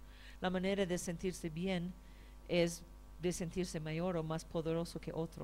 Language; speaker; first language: Spanish; non-native, fluent; English